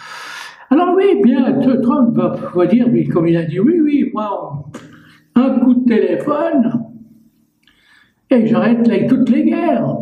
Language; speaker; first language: French; native; French